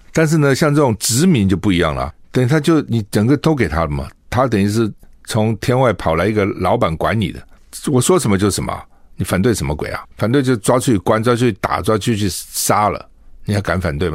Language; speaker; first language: Chinese; native; Chinese